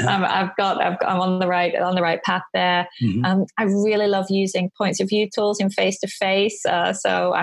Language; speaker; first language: English; native; English